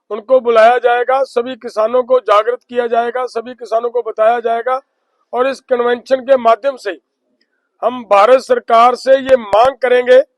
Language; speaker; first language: Hindi; non-native, local second language; Punjabi